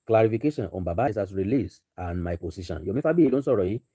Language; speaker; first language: English; non-native, local second language; Yoruba